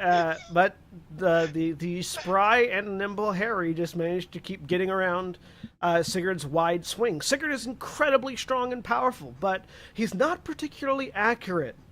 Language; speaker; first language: English; native; English